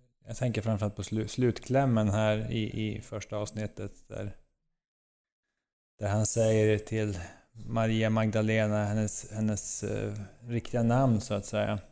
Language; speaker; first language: Swedish; native; Swedish